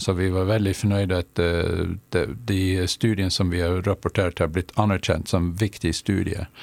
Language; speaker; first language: Norwegian; non-native, fluent; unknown